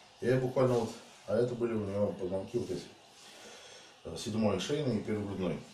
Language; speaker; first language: Russian; native; Russian